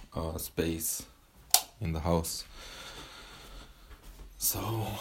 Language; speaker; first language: English; non-native, fluent; Romanian